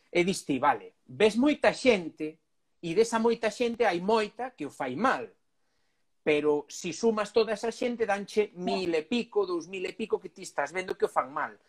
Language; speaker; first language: Galician; non-native, local second language; Spanish